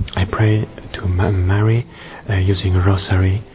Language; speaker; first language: English; non-native, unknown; Polish